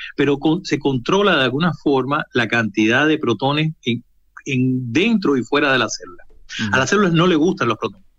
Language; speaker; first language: Spanish; native; Spanish